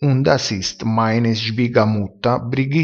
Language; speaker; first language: German; non-native, fluent; Italian